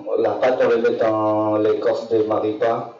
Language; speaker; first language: French; non-native, local second language; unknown